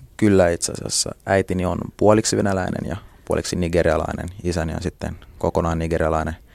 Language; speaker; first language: Finnish; early bilingual, other home language; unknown